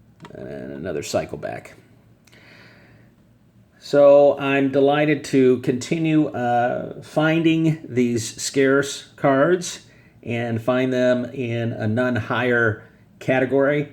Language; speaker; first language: English; native; English